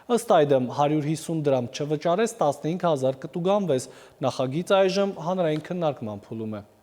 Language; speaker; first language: Armenian; native; Armenian